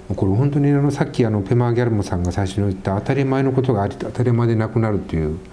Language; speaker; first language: Japanese; native; Japanese